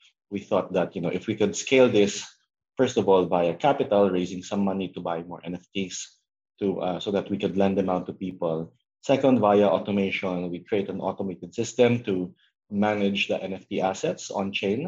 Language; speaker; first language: English; non-native, local second language; Filipino